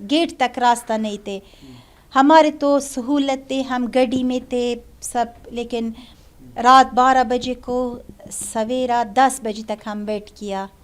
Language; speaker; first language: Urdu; non-native, learner; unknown